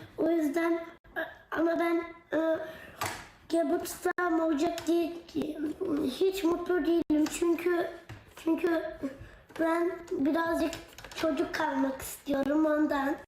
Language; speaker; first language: Turkish; early bilingual, heritage; Turkish